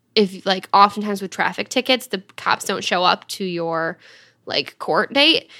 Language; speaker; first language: English; native; English